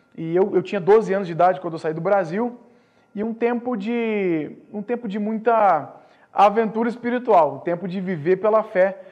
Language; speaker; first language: Portuguese; native; Portuguese